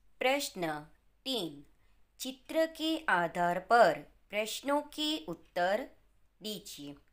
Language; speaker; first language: Hindi; non-native, local second language; Gujarati